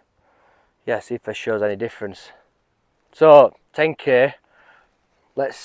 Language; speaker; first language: English; native; English